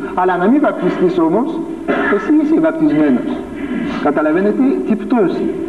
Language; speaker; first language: Greek; non-native, fluent; French